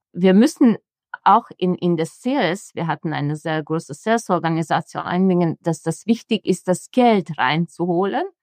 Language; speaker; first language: German; non-native, fluent; Hungarian